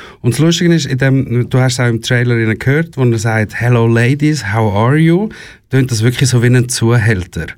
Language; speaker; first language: German; native; German